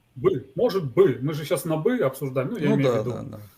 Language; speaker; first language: Russian; native; Russian